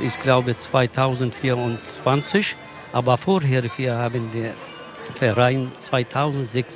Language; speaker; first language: German; non-native, local second language; Kurdish